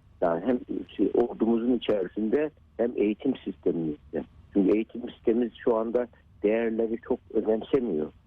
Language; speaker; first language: Turkish; native; Turkish